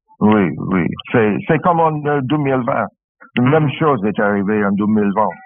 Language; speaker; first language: French; non-native, learner; English